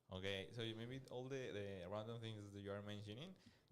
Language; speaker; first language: English; non-native, fluent; Spanish